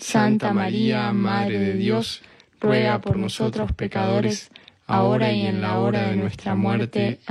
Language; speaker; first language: Spanish; native; Spanish